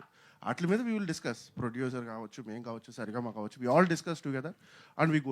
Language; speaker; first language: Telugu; native; Telugu